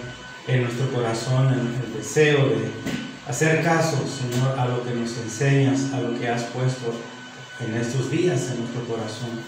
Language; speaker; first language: Spanish; native; Spanish